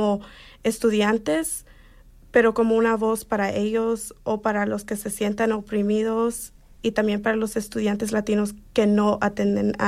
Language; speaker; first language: Spanish; early bilingual, heritage; Spanish